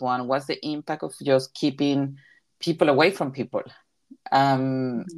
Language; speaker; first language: English; non-native, fluent; Spanish